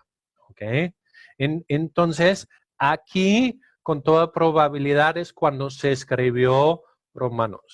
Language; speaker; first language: Spanish; non-native, fluent; Danish